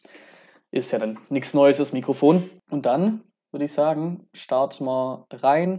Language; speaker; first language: German; native; German